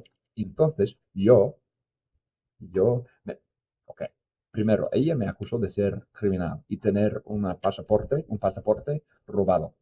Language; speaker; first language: Spanish; non-native, fluent; English